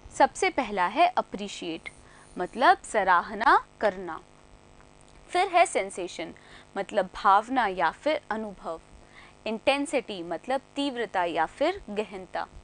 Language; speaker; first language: Hindi; native; Hindi